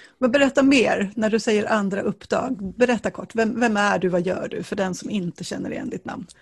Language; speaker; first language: Swedish; native; Swedish